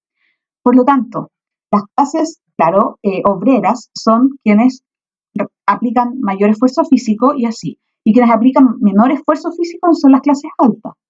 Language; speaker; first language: Spanish; native; Spanish